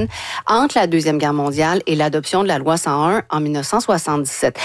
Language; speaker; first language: French; native; French